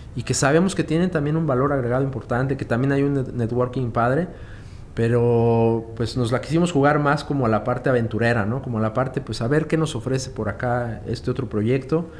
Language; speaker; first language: Spanish; native; Spanish